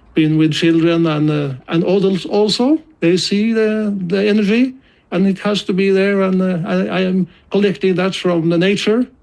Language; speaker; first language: English; non-native, fluent; Norwegian